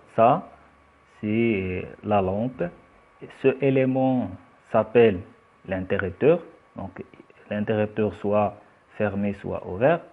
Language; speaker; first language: French; non-native, local second language; Arabic